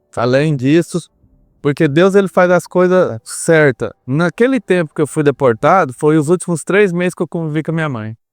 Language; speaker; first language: Portuguese; native; Portuguese